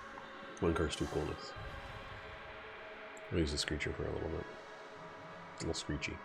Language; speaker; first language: English; native; English